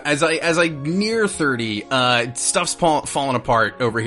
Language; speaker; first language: English; native; English